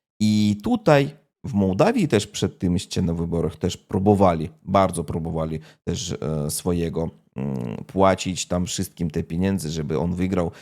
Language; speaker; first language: Polish; non-native, fluent; Russian